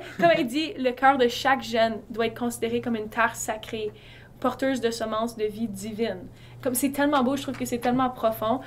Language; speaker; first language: French; native; French